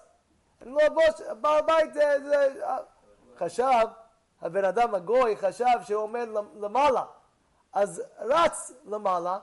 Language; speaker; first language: Hebrew; non-native, fluent; English